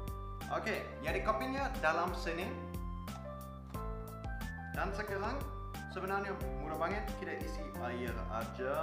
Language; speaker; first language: Indonesian; non-native, fluent; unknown